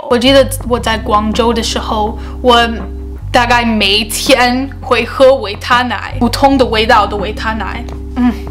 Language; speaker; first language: Chinese; non-native, learner; English